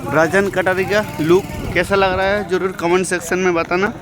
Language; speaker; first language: Hindi; non-native, local second language; Bangla